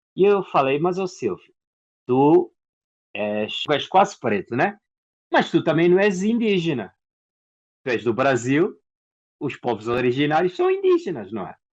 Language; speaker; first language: Portuguese; native; Portuguese